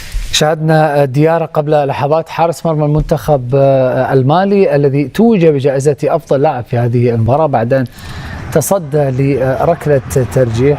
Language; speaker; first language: Arabic; native; Arabic